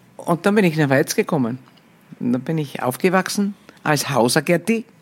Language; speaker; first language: German; native; German